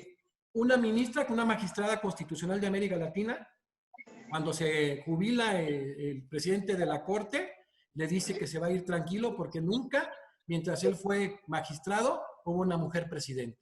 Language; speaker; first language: Spanish; native; Spanish